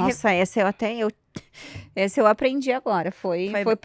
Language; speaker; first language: Portuguese; native; Portuguese